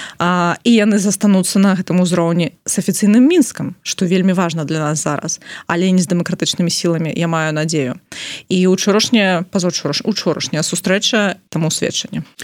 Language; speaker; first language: Belarusian; non-native, local second language; Russian